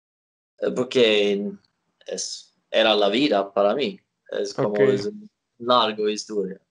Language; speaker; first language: Spanish; non-native, learner; Swedish